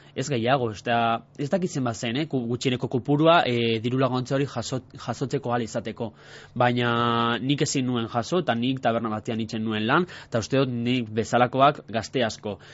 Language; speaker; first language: Basque; non-native, local second language; Spanish